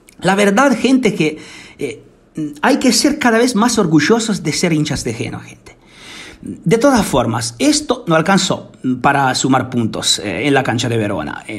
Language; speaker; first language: Spanish; non-native, fluent; Italian